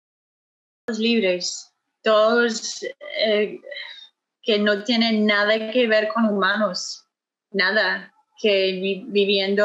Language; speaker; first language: Spanish; non-native, fluent; English